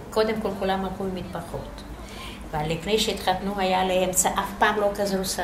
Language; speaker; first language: Hebrew; non-native, fluent; Yiddish